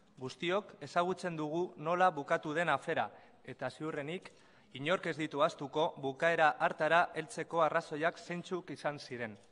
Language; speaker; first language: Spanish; native; Spanish